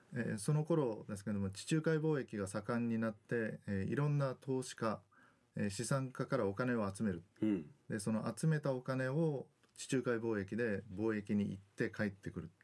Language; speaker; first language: Japanese; native; Japanese